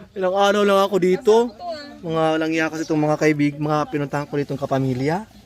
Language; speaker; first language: Filipino; non-native, local second language; Cebuano